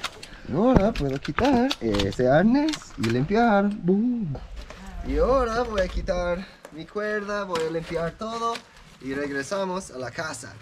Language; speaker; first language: Spanish; non-native, learner; English